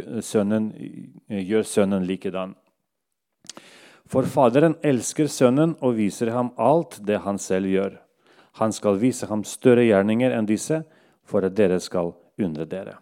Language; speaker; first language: Norwegian; non-native, local second language; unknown